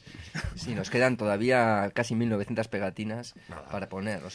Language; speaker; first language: Spanish; native; Spanish